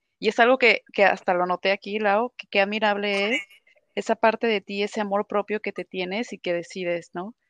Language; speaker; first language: Spanish; native; Spanish